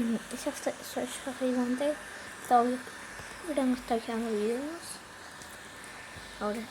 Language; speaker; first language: Spanish; native; Spanish